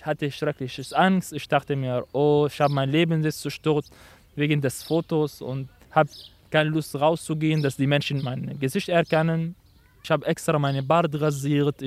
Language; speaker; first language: German; non-native, learner; Arabic